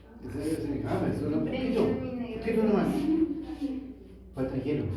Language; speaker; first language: Spanish; non-native, learner; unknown